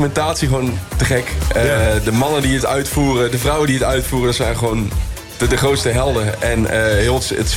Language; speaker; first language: Dutch; native; Dutch